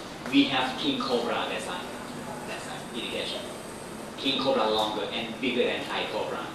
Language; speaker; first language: English; non-native, learner; Thai